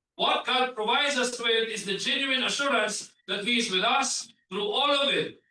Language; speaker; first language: English; non-native, local second language; Filipino